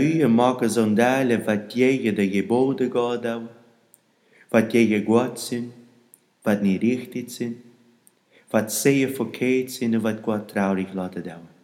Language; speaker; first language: German; non-native, learner; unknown